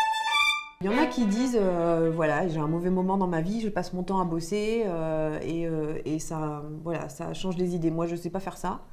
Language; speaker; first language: French; native; French